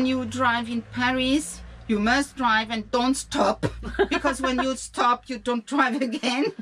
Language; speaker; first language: English; non-native, learner; French